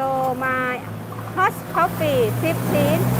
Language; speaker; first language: English; non-native, learner; Thai